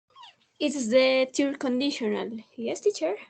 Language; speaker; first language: English; non-native, learner; Spanish